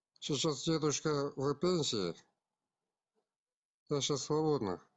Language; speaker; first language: Russian; non-native, local second language; Kazakh